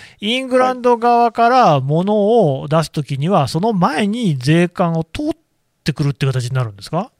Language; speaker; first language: Japanese; native; Japanese